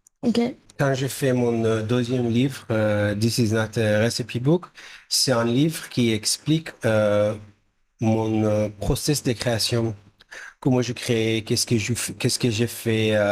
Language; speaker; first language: French; non-native, fluent; Hebrew